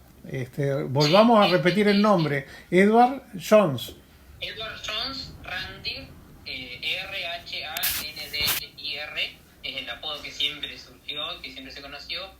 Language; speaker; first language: Spanish; native; Spanish